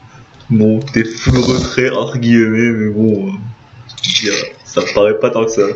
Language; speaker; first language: French; native; French